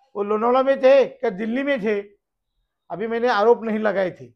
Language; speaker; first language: Hindi; non-native, local second language; Marathi